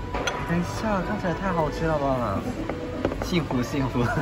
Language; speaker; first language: Chinese; non-native, fluent; Japanese